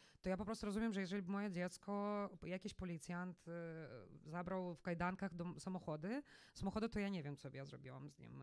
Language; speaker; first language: Polish; non-native, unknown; Russian